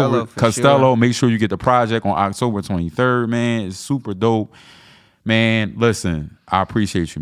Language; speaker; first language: English; native; English